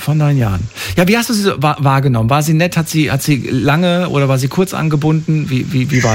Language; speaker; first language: German; native; German